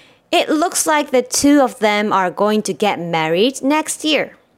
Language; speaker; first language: English; non-native, fluent; Japanese